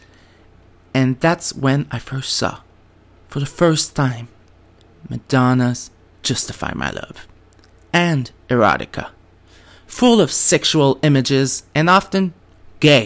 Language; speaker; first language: English; non-native, fluent; French